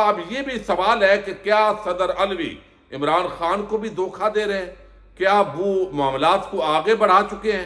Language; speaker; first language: Urdu; native; Urdu